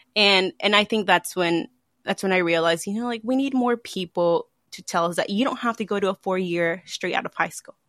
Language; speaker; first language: English; early bilingual, other home language; Spanish